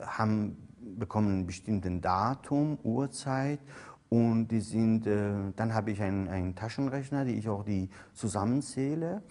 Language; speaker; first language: German; non-native, fluent; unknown